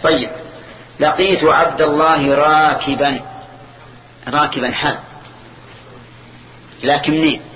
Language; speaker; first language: Arabic; native; Arabic